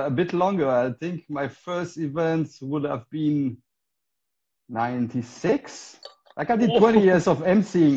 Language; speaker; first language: English; non-native, fluent; Spanish